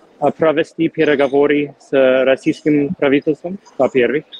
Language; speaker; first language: Russian; non-native, fluent; English